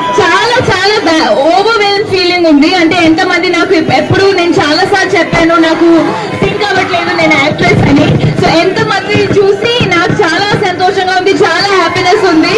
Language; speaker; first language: Telugu; non-native, local second language; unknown